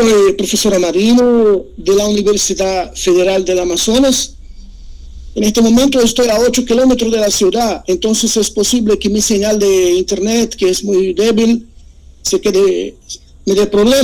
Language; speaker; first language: Spanish; non-native, fluent; Portuguese